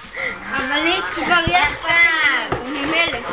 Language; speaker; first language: Hebrew; early bilingual, other home language; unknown